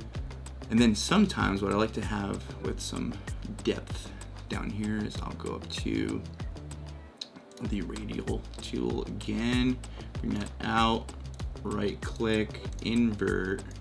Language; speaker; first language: English; native; English